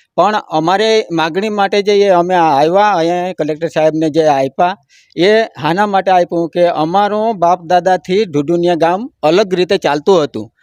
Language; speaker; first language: Gujarati; non-native, local second language; Kukna